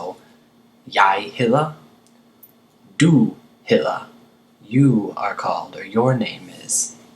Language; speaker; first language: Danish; non-native, learner; English